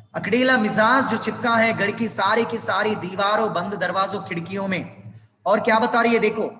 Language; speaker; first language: Hindi; non-native, local second language; Telugu